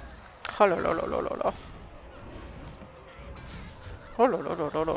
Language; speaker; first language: French; native; French